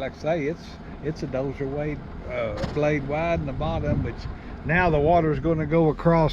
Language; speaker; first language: English; native; English